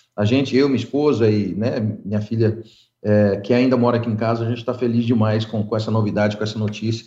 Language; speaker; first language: Portuguese; early bilingual, other home language; English